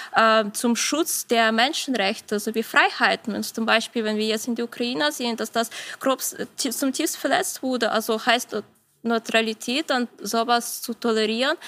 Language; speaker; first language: German; non-native, fluent; Ukrainian